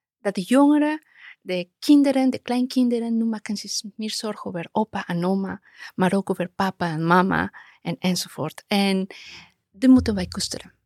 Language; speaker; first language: Dutch; non-native, fluent; Spanish